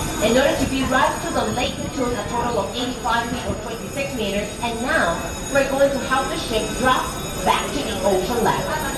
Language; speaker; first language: English; non-native, fluent; Spanish